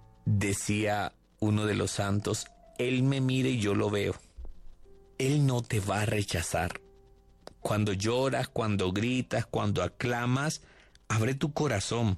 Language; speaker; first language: Spanish; native; Spanish